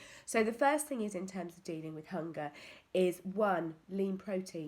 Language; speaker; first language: English; native; English